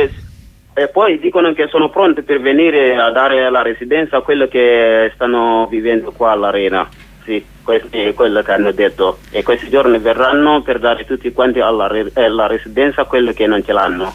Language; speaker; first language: Italian; non-native, learner; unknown